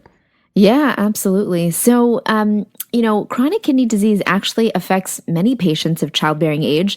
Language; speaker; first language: English; native; English